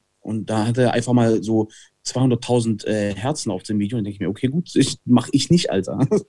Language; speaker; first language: German; early bilingual, other home language; Italian